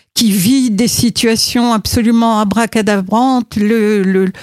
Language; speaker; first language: French; native; French